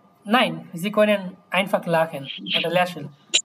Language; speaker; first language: German; non-native, fluent; Bangla